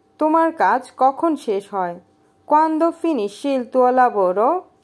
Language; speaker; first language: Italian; non-native, learner; Bangla